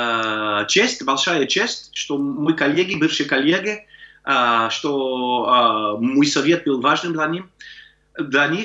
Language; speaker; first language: Russian; non-native, fluent; English